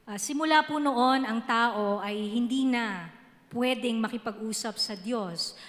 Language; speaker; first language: Filipino; native; Filipino